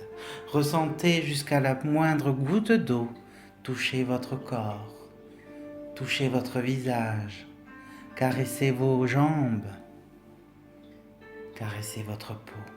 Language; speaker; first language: French; native; French